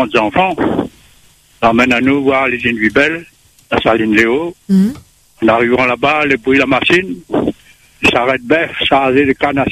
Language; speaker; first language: French; non-native, local second language; Réunion Creole French